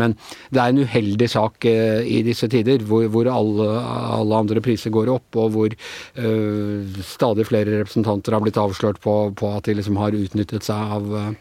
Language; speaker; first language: Norwegian; native; Norwegian